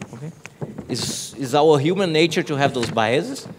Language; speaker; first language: English; non-native, fluent; Portuguese